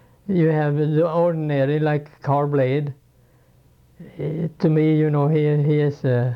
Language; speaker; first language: English; non-native, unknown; Swedish